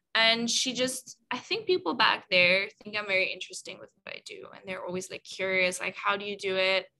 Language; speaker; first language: English; non-native, fluent; German